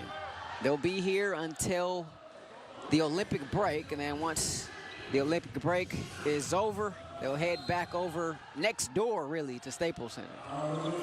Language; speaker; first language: English; native; English